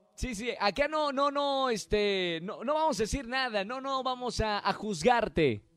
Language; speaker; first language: Spanish; native; Spanish